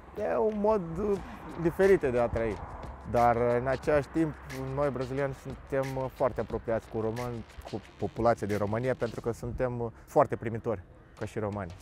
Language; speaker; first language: Romanian; non-native, fluent; Portuguese